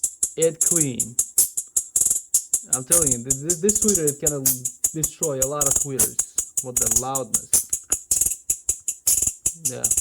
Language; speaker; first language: English; non-native, local second language; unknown